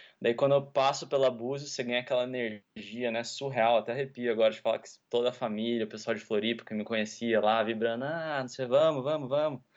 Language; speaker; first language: Portuguese; native; Portuguese